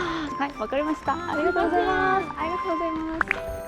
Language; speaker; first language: Japanese; non-native, learner; Korean